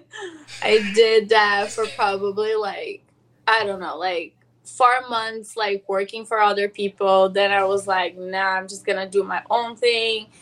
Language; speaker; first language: English; non-native, fluent; Portuguese